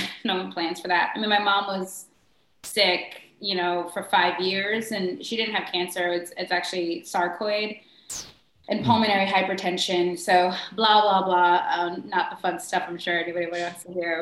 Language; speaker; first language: English; native; English